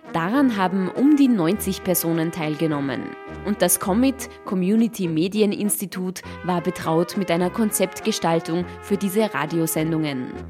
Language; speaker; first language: German; native; German